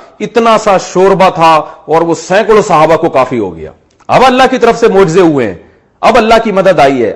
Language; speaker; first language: Urdu; native; Urdu